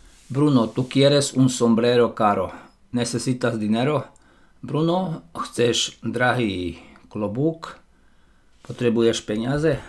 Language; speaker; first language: Spanish; non-native, fluent; Slovak